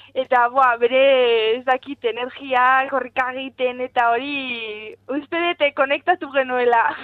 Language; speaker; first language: Basque; non-native, local second language; Spanish